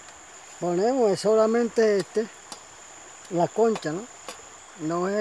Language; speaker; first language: Spanish; non-native, local second language; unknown